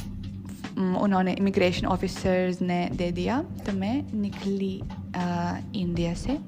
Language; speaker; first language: Hindi; non-native, fluent; Russian